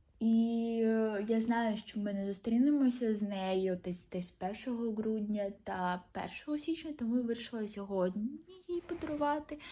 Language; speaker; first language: Ukrainian; non-native, local second language; Russian